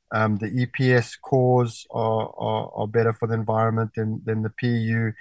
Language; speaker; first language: English; native; English